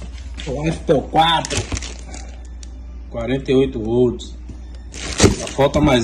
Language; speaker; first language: Portuguese; native; Portuguese